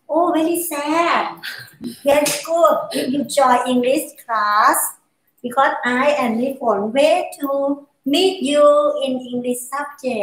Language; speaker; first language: English; non-native, learner; Thai